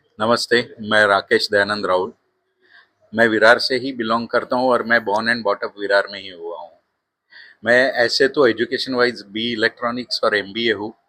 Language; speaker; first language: Hindi; non-native, local second language; Marathi